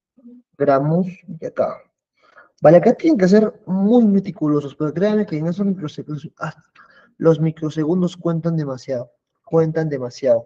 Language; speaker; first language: Spanish; native; Spanish